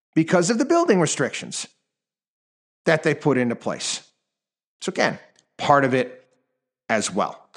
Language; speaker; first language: English; native; English